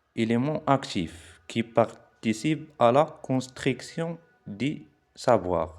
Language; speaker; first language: French; non-native, local second language; Arabic